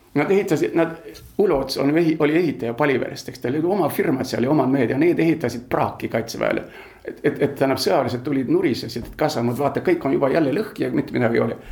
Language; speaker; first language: Estonian; early bilingual, heritage; Estonian